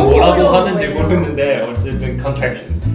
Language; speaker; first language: Korean; non-native, fluent; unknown